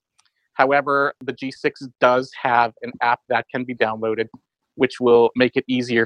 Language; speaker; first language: English; native; English